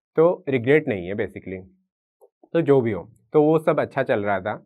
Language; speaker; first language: Hindi; non-native, local second language; Odia